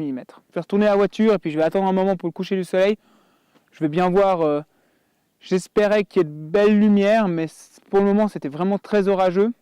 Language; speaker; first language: French; native; French